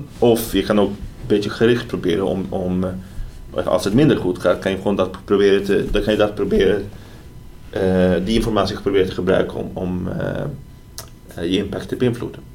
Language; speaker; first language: Dutch; non-native, fluent; Swedish